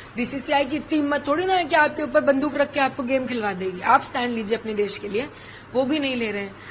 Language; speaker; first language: Hindi; native; Hindi